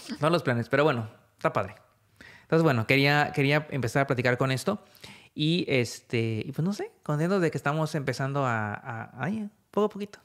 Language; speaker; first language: Spanish; native; Spanish